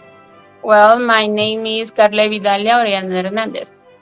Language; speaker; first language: English; non-native, learner; Spanish